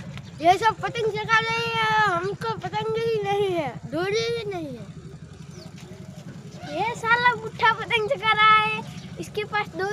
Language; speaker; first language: Hindi; non-native, local second language; Gujarati